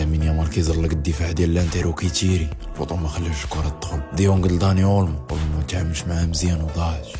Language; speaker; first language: Arabic; native; Arabic